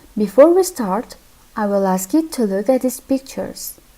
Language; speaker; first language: English; non-native, fluent; Kazakh